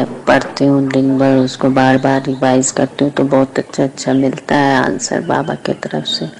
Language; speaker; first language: Hindi; native; Hindi